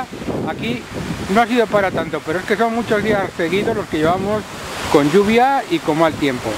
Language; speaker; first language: Spanish; native; Spanish